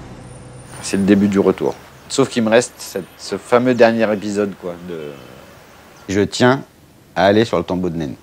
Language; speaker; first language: French; native; French